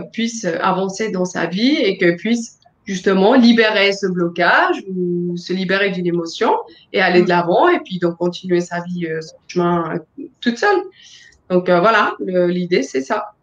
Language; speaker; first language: French; non-native, fluent; Spanish